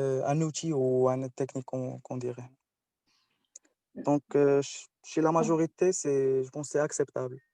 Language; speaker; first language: French; non-native, local second language; Arabic